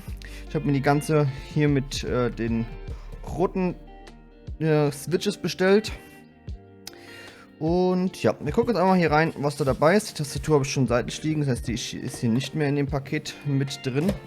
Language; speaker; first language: German; native; German